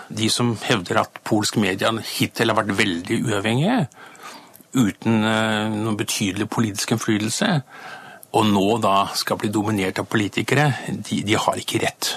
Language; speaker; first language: Norwegian; native; Norwegian